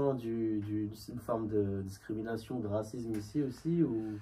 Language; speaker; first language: French; native; French